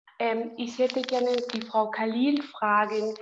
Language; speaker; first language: German; non-native, learner; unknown